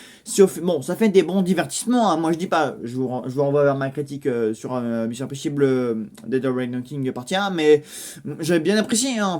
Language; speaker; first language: French; native; French